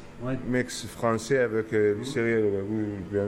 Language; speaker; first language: French; non-native, learner; Arabic